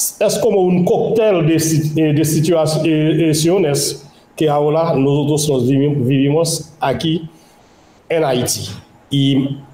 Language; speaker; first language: Spanish; non-native, local second language; Haitian Creole